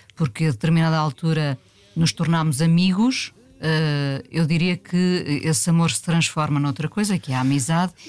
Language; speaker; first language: Portuguese; native; Portuguese